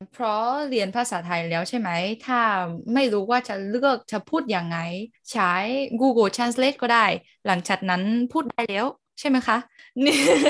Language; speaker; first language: Thai; non-native, learner; Vietnamese